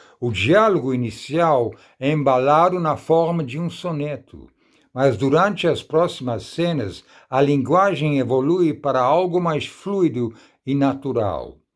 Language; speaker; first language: Portuguese; non-native, fluent; English